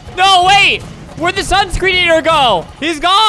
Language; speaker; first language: English; native; English